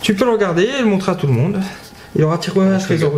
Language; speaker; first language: French; native; French